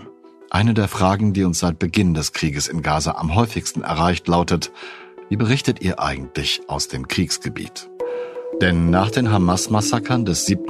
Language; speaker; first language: German; native; German